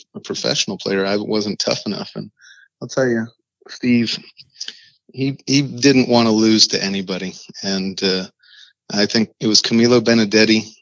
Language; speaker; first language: English; native; English